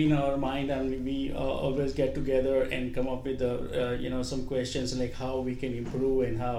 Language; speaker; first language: English; non-native, local second language; Gujarati